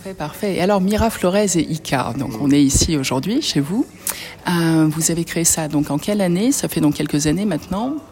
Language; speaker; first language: French; native; French